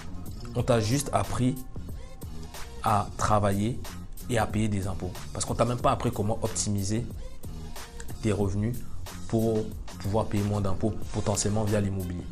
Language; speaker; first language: French; native; French